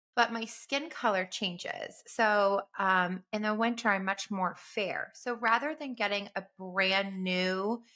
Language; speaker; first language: English; native; English